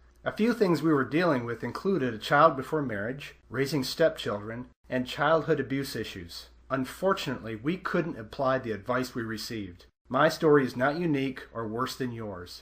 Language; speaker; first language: English; native; English